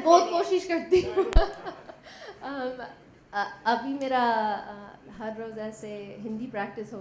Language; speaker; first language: Hindi; non-native, learner; English